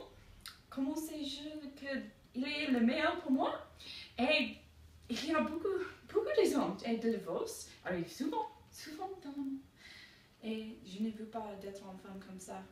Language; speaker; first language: French; non-native, learner; English